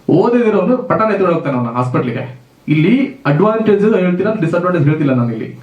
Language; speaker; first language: Kannada; native; Kannada